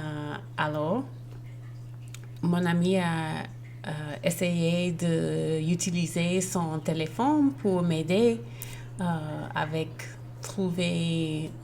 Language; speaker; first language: French; non-native, learner; English